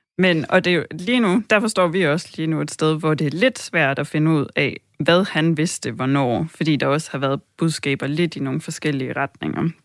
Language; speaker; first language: Danish; native; Danish